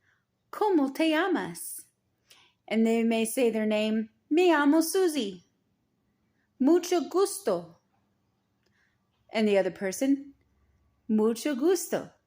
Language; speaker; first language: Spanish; non-native, learner; English